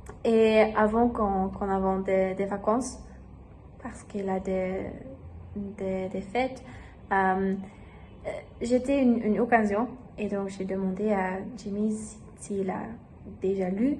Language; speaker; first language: French; non-native, learner; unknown